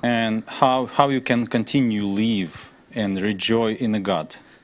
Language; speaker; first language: English; non-native, learner; Ukrainian